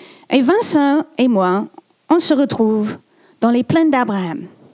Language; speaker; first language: French; non-native, fluent; English